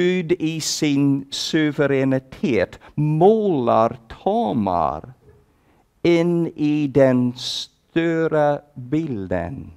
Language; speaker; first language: Swedish; non-native, fluent; English